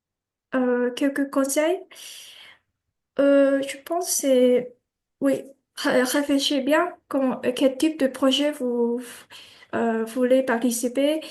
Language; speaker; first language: French; non-native, learner; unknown